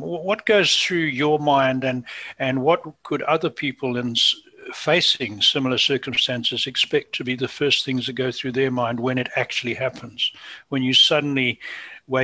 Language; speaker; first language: English; native; English